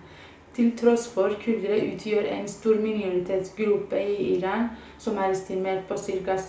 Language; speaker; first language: Norwegian; non-native, fluent; Kurdish